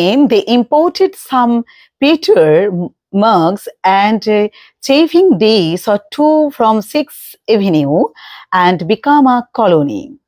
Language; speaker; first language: English; non-native, local second language; Bangla